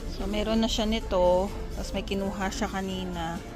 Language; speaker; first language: Filipino; native; Filipino